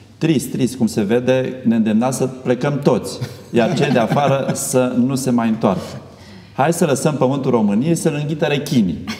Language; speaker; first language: Romanian; native; Romanian